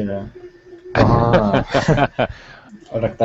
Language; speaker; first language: Hindi; non-native, learner; Tamil